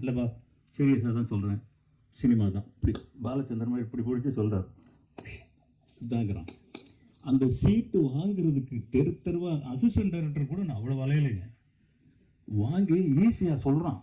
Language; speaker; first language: Tamil; native; Tamil